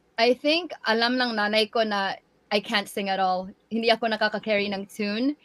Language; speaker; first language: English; early bilingual, other home language; Waray